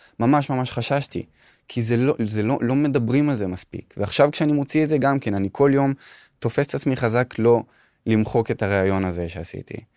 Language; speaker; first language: Hebrew; native; Hebrew